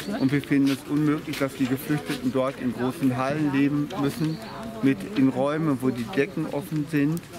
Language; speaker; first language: German; native; German